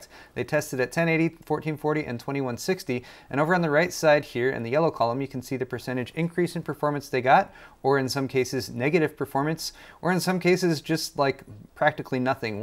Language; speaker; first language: English; native; English